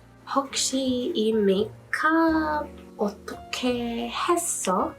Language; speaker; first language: Korean; non-native, learner; English